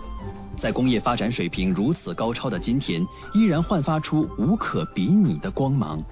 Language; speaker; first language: Chinese; native; Chinese